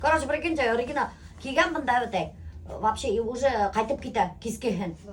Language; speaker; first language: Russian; non-native, local second language; Bashkir